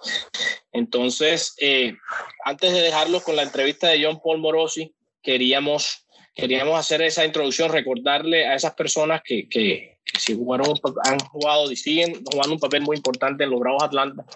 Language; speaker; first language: Spanish; native; Spanish